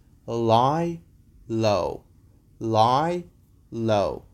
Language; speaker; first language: English; non-native, fluent; Persian